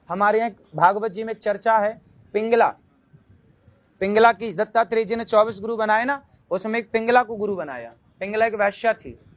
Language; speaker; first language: Hindi; native; Hindi